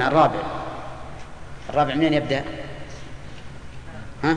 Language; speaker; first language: Arabic; native; Arabic